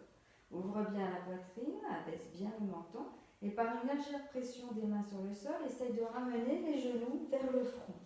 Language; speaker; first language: French; native; French